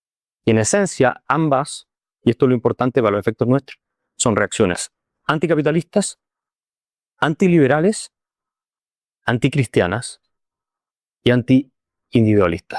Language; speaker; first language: Spanish; native; Spanish